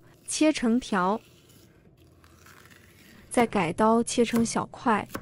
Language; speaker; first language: Chinese; native; Chinese